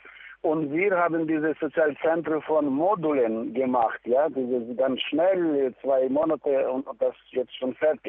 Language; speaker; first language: German; non-native, fluent; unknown